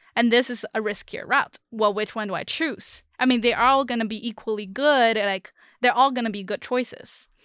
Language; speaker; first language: English; non-native, fluent; Chinese